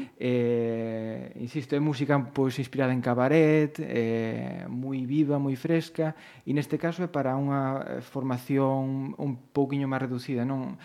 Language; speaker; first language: Galician; native; Galician